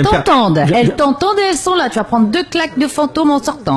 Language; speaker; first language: French; native; French